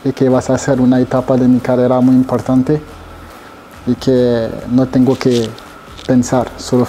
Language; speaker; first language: Spanish; non-native, fluent; French